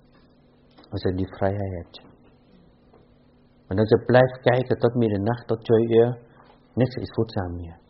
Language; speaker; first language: Dutch; non-native, fluent; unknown